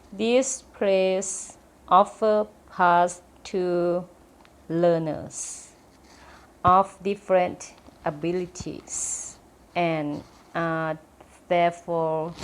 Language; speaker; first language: English; non-native, learner; Thai